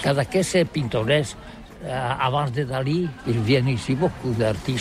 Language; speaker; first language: French; non-native, learner; Catalan